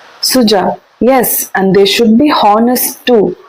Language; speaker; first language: English; non-native, local second language; Tamil